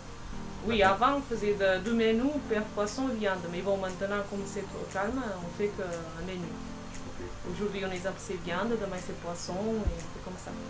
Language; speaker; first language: French; non-native, fluent; Portuguese